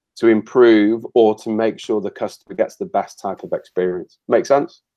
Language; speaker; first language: English; native; English